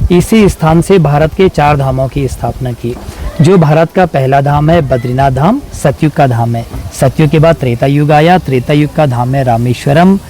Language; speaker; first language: Hindi; native; Hindi